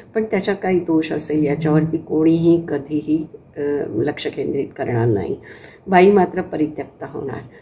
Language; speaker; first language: Marathi; native; Marathi